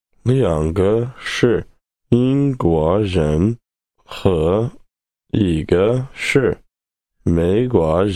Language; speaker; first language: Chinese; non-native, learner; English